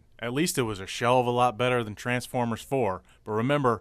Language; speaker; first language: English; native; English